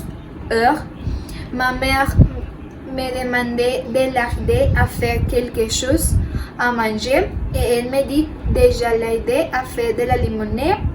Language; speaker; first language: French; non-native, learner; Spanish